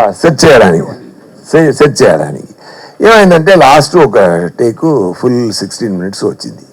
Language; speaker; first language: Telugu; non-native, fluent; Tamil